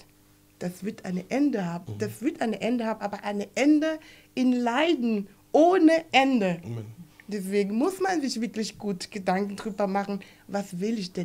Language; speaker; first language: German; non-native, fluent; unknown